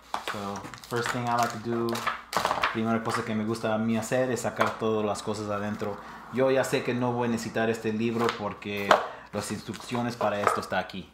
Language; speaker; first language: Spanish; early bilingual, heritage; Spanish